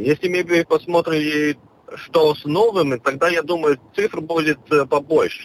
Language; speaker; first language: Russian; non-native, local second language; Latvian